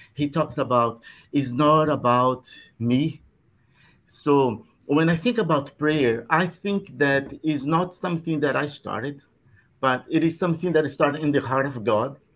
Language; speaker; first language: English; non-native, fluent; Portuguese